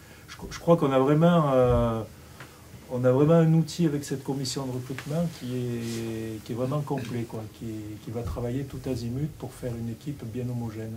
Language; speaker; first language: French; native; French